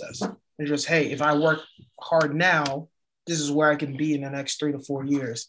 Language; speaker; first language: English; early bilingual, other home language; Haitian Creole